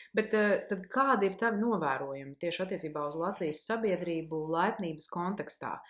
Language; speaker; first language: Latvian; native; Latvian